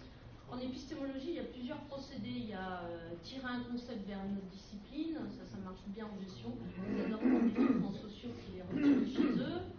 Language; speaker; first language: French; native; French